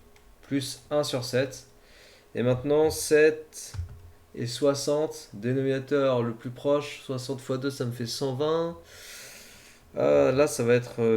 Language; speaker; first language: French; native; French